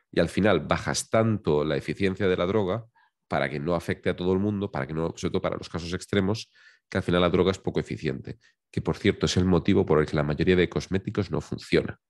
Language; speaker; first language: Spanish; native; Spanish